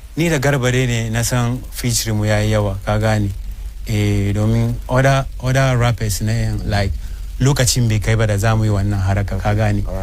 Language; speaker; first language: Hausa; non-native, local second language; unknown